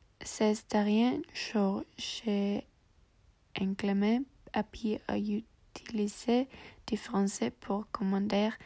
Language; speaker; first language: French; non-native, learner; English